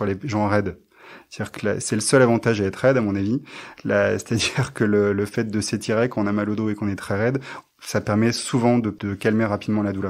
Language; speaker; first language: French; native; French